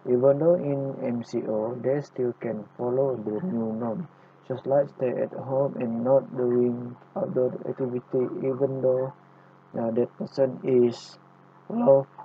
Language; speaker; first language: English; non-native, local second language; Malay